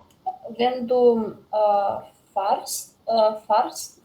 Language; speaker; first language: German; non-native, learner; Macedonian